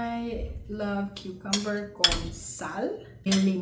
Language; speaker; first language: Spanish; early bilingual, heritage; Spanish